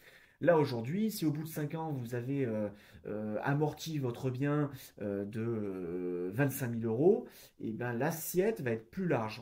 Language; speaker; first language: French; native; French